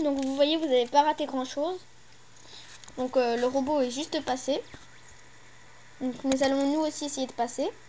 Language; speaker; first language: French; native; French